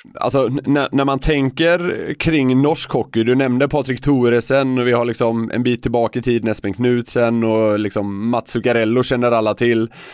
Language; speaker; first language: Swedish; native; Swedish